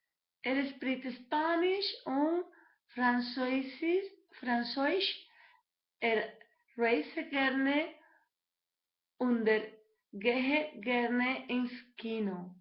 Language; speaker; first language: German; non-native, learner; Spanish